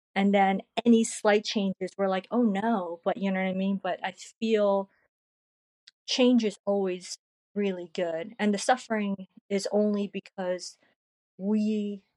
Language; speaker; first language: English; early bilingual, other home language; Korean